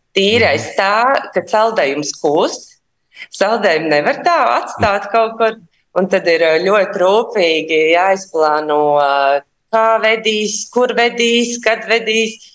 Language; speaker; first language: Latvian; native; Latvian